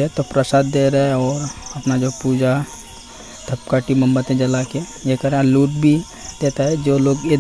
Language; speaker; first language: Hindi; non-native, local second language; Bangla